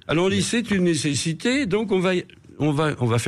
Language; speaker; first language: French; native; French